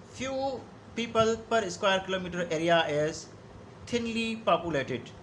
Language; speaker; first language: English; non-native, local second language; Urdu